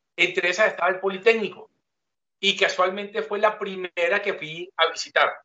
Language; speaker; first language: Spanish; native; Spanish